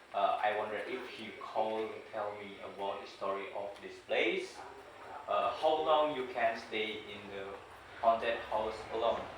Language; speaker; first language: English; non-native, learner; Indonesian